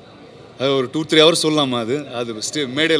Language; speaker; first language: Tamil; non-native, learner; Telugu